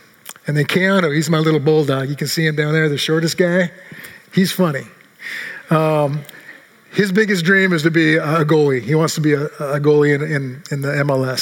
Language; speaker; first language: English; native; English